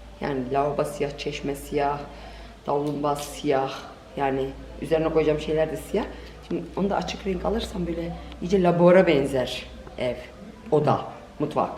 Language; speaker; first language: Turkish; early bilingual, heritage; Turkish